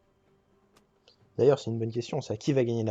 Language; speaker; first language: French; native; French